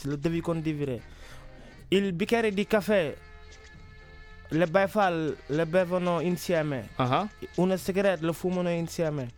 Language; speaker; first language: Italian; non-native, learner; Wolof